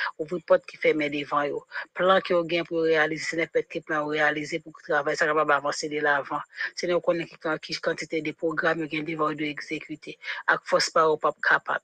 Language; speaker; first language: French; non-native, local second language; Haitian Creole